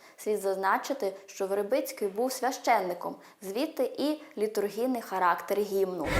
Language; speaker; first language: Ukrainian; early bilingual, heritage; Ukrainian